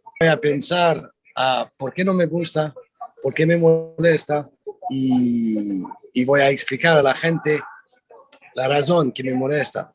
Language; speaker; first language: Spanish; non-native, learner; French